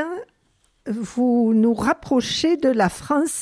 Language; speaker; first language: French; native; French